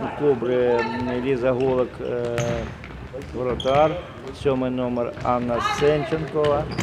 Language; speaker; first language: Ukrainian; non-native, local second language; Russian